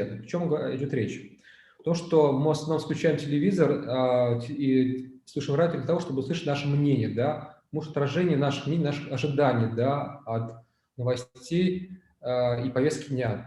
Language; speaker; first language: Russian; native; Russian